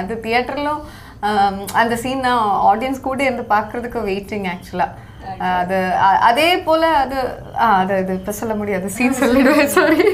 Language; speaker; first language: Tamil; non-native, local second language; Malayalam